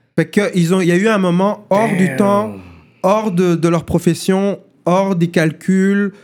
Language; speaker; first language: French; non-native, local second language; German